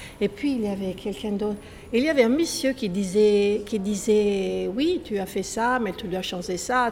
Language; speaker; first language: French; non-native, fluent; Italian